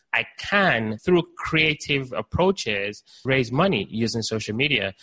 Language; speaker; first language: English; non-native, local second language; Yoruba